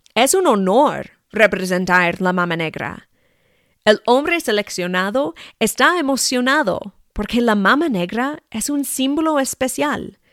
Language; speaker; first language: Spanish; non-native, fluent; English